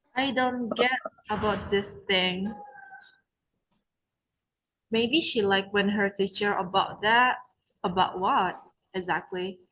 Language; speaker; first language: English; non-native, learner; Indonesian